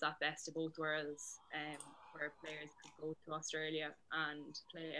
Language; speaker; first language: English; native; English